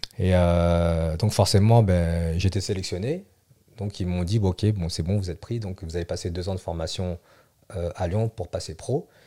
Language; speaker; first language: French; early bilingual, other home language; Vietnamese